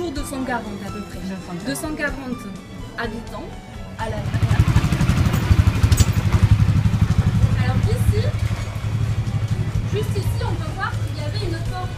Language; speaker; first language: French; native; French